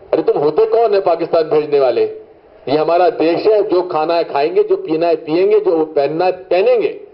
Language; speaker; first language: Hindi; native; Hindi